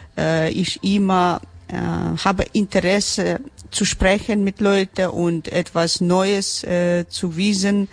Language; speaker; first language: German; non-native, learner; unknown